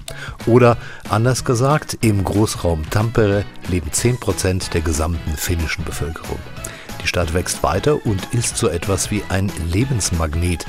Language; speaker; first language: German; native; German